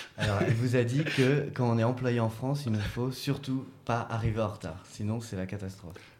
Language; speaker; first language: French; native; French